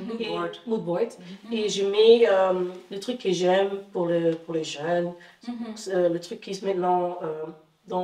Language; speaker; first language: French; non-native, fluent; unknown